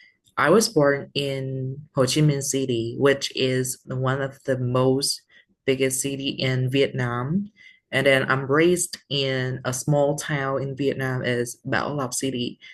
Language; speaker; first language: English; non-native, learner; Vietnamese